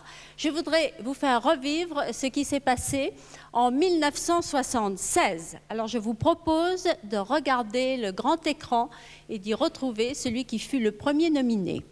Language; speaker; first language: French; native; French